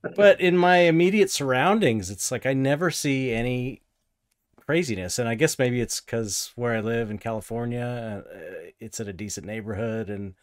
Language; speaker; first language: English; native; English